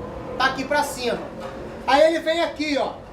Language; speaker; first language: Portuguese; native; Portuguese